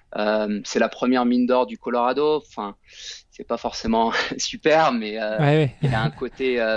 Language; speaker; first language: French; native; French